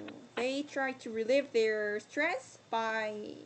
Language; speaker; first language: English; non-native, learner; Korean